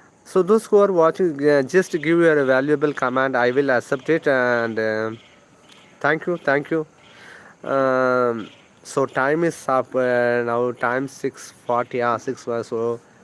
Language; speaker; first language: English; non-native, local second language; Tamil